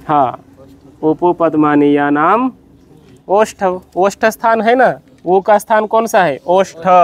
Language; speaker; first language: Hindi; non-native, local second language; Marathi